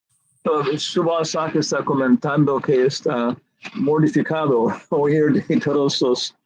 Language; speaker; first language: Spanish; non-native, fluent; English